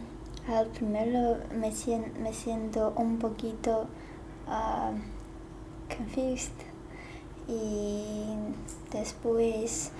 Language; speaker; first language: Spanish; non-native, learner; Chinese